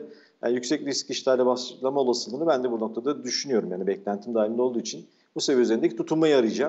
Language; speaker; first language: Turkish; native; Turkish